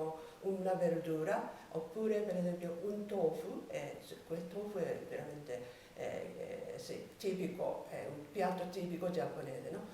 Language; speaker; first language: Italian; non-native, learner; Japanese